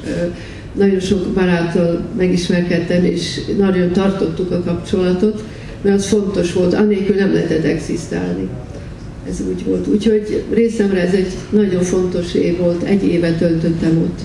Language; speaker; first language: Hungarian; early bilingual, heritage; Hungarian